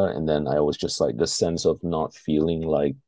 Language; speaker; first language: English; non-native, local second language; Chinese